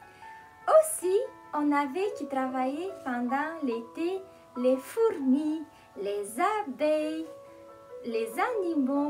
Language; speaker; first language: French; non-native, fluent; Romanian